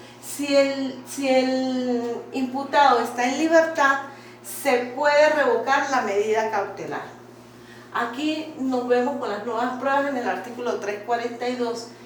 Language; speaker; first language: Spanish; native; Spanish